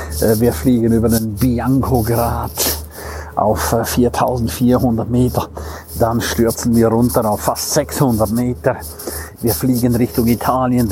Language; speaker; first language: German; non-native, local second language; Romansh